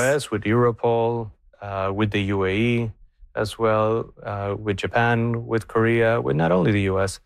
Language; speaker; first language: English; non-native, fluent; Spanish